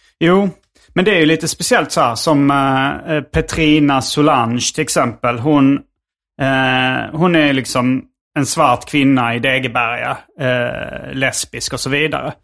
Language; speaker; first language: Swedish; native; Swedish